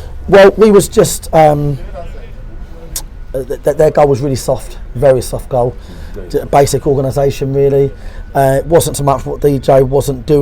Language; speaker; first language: English; native; English